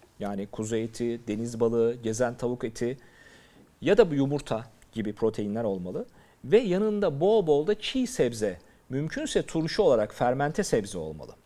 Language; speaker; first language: Turkish; native; Turkish